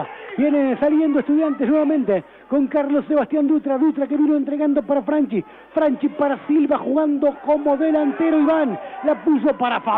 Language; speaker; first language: Spanish; native; Spanish